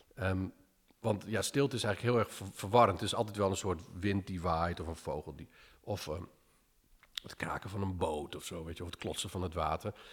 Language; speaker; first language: Dutch; early bilingual, other home language; English